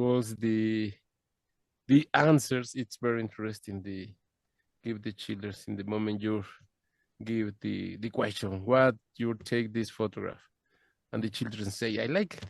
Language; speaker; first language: English; non-native, learner; Spanish